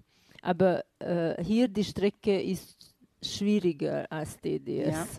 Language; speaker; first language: German; non-native, fluent; Hungarian